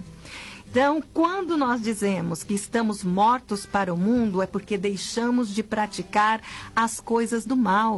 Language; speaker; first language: Portuguese; native; Portuguese